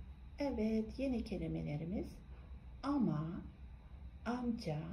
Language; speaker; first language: Turkish; non-native, fluent; Kazakh